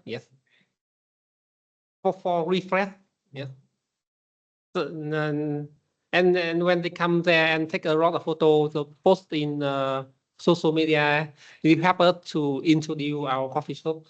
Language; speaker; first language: English; non-native, learner; Vietnamese